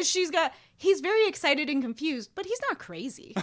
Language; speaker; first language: English; native; English